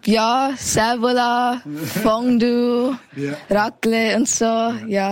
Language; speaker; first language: German; early bilingual, heritage; German